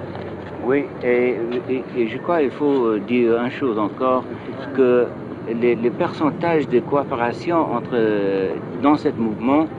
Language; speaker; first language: French; non-native, fluent; English